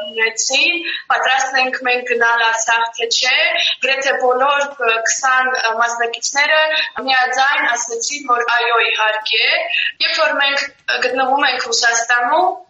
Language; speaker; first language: Armenian; early bilingual, heritage; Armenian